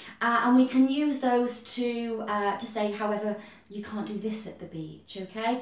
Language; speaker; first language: English; native; English